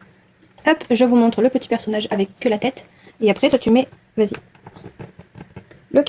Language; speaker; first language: French; native; French